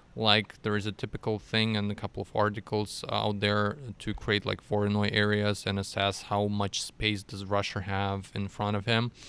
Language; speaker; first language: English; non-native, fluent; Russian